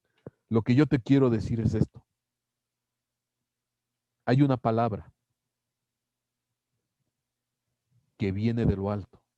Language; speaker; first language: Spanish; native; Spanish